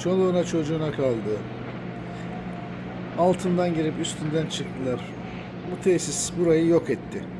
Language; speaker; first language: Turkish; native; Turkish